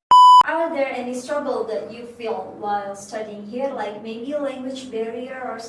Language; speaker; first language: English; non-native, fluent; Indonesian